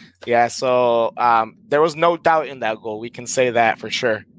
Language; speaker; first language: English; early bilingual, other home language; Spanish